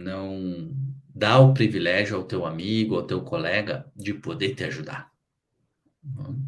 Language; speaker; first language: Portuguese; native; Portuguese